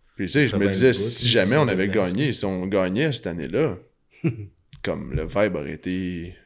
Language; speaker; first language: French; native; French